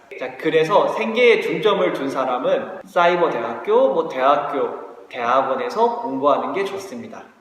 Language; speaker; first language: Korean; native; Korean